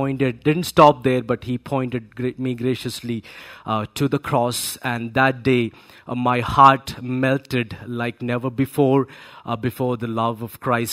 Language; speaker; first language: English; non-native, local second language; Malayalam